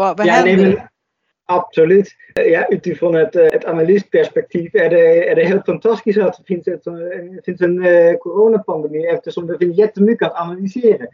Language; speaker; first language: Swedish; non-native, fluent; Dutch